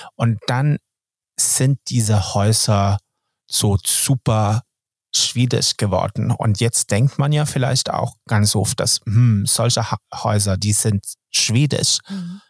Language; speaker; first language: German; non-native, fluent; Swedish